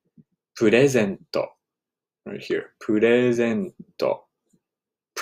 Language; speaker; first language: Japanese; non-native, fluent; English